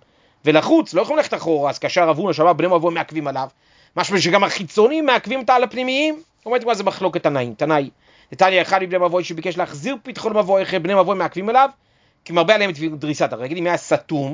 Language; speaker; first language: Hebrew; native; Hebrew